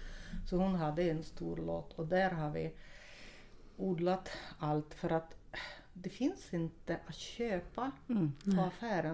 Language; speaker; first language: Swedish; non-native, fluent; Russian